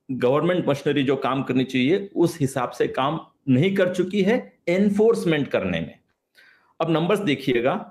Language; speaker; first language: Hindi; non-native, local second language; Marathi